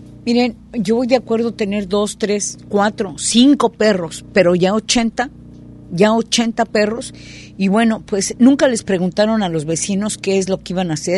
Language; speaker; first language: Spanish; native; Spanish